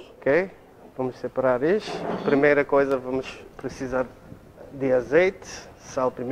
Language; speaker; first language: Portuguese; non-native, learner; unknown